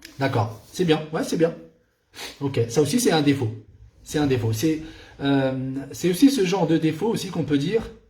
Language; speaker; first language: French; non-native, local second language; Arabic